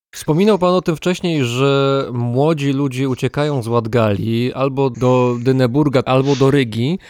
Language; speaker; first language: Polish; native; Polish